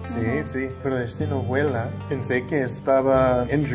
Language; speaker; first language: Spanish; non-native, learner; English